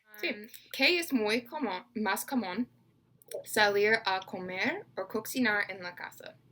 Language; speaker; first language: Spanish; non-native, learner; English